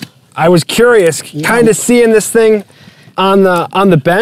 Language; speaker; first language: English; native; English